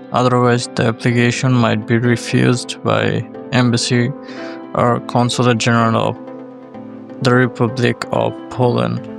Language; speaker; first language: English; non-native, local second language; Bangla